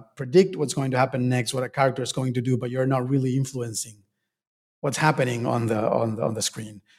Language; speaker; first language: English; non-native, fluent; Spanish